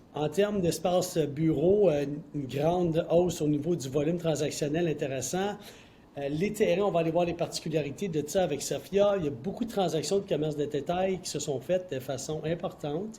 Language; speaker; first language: French; native; French